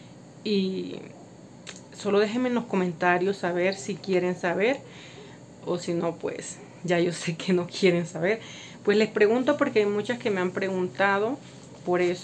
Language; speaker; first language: Spanish; native; Spanish